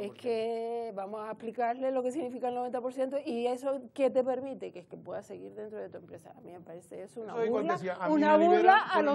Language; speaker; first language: Spanish; native; Spanish